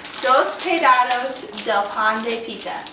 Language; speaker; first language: Spanish; non-native, learner; English